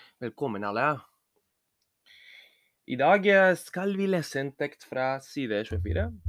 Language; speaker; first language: Norwegian; non-native, learner; Spanish